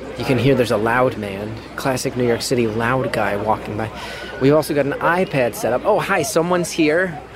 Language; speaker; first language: English; native; English